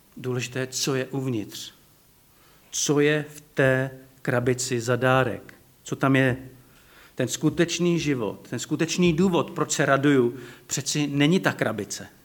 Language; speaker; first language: Czech; non-native, fluent; Slovak